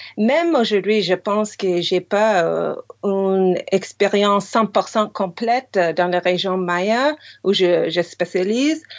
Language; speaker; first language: French; non-native, fluent; English